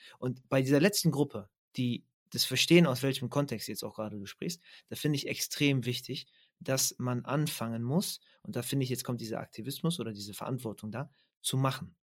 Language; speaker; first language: German; early bilingual, other home language; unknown